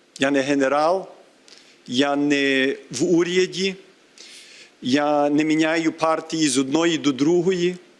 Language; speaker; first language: Ukrainian; early bilingual, heritage; Ukrainian